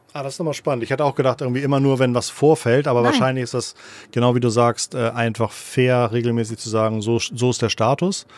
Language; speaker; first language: German; native; German